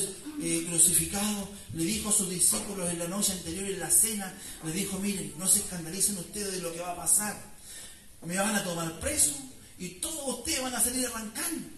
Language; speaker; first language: Spanish; native; Spanish